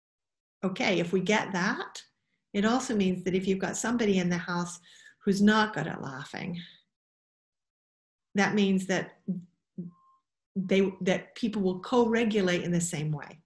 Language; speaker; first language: English; native; English